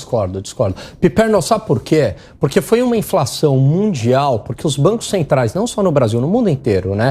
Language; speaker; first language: Portuguese; native; Portuguese